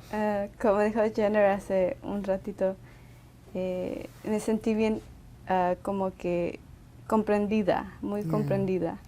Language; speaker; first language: Spanish; early bilingual, other home language; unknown